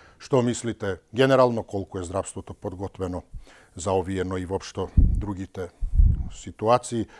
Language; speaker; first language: Macedonian; native; Macedonian